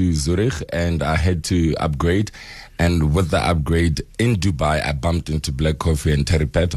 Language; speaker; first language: English; non-native, local second language; Northern Sotho